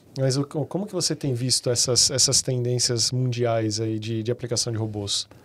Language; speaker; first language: Portuguese; native; Portuguese